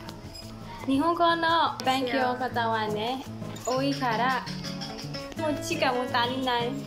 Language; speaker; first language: Japanese; non-native, learner; Burmese